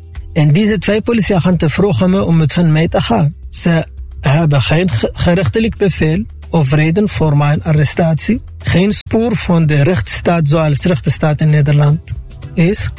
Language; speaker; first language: Dutch; non-native, fluent; Arabic